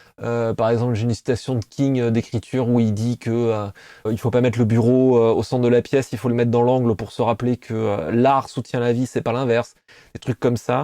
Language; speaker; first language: French; native; French